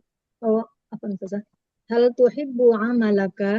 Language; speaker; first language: Arabic; non-native, learner; Indonesian